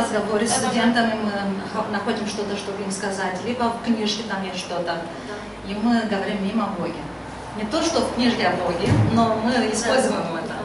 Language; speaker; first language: Polish; non-native, learner; Russian